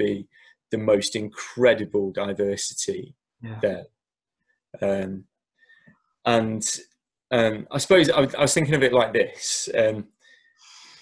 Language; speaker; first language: English; native; English